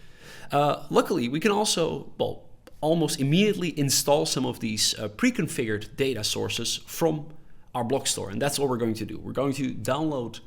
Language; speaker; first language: English; non-native, fluent; Dutch